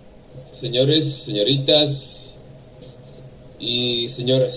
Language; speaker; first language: Spanish; non-native, learner; English